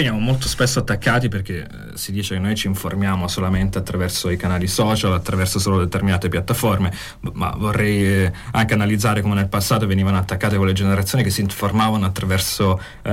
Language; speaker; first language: Italian; native; Italian